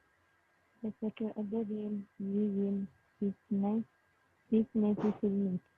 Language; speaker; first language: Turkish; non-native, learner; Indonesian